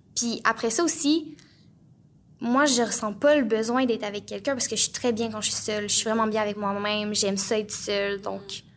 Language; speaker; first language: French; native; French